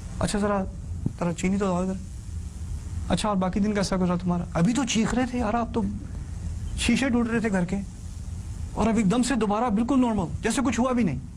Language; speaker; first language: Urdu; early bilingual, heritage; Urdu